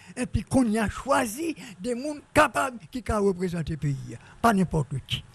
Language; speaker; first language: French; native; French